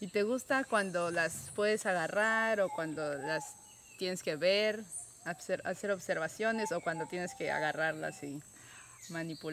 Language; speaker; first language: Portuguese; non-native, learner; Spanish